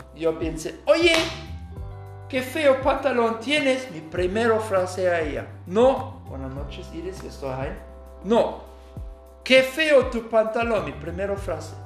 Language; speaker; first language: Spanish; non-native, learner; German